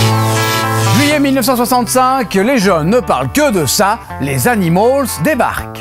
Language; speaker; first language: French; native; French